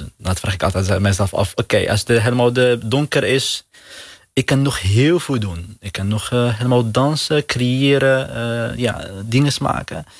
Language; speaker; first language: Dutch; non-native, learner; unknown